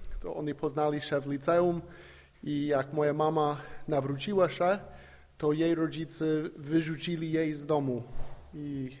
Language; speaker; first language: Polish; non-native, fluent; English